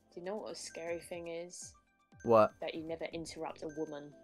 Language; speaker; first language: English; native; English